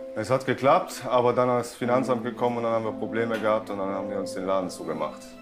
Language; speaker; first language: German; early bilingual, other home language; Polish